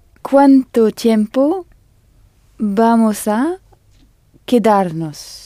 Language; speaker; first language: Spanish; non-native, learner; French